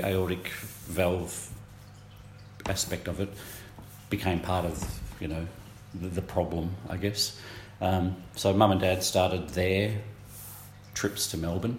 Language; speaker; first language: English; native; English